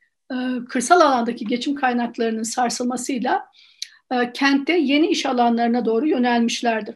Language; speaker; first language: Turkish; native; Turkish